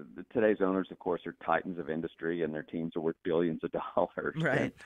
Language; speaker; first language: English; native; English